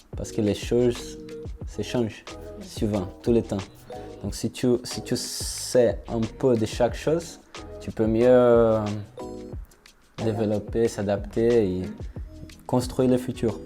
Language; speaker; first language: French; non-native, learner; Portuguese